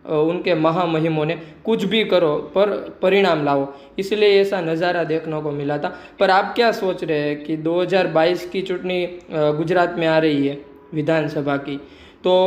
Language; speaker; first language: Hindi; non-native, local second language; Gujarati